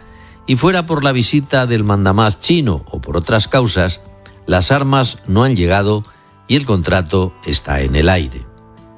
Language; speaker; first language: Spanish; native; Spanish